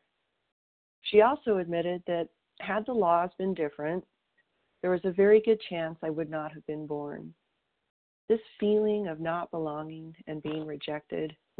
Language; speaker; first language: English; native; English